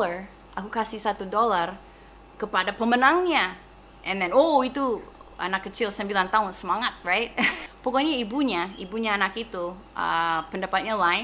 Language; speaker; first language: Indonesian; non-native, fluent; English